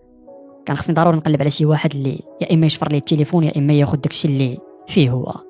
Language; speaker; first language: Arabic; native; Arabic